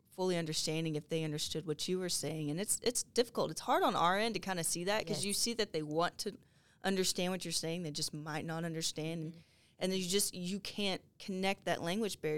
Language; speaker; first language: English; native; English